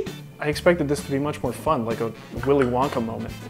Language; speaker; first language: English; native; English